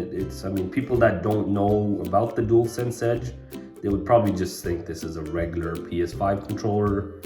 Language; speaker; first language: English; native; English